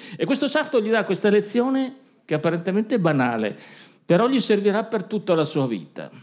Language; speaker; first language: Italian; native; Italian